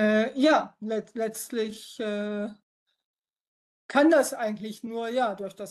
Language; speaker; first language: German; native; German